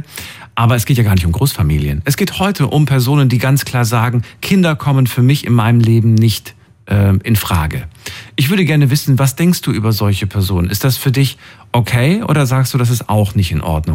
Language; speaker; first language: German; native; German